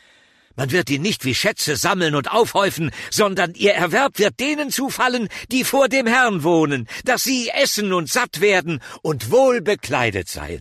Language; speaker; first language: German; native; German